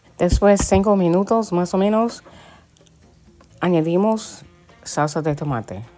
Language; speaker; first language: Spanish; early bilingual, heritage; English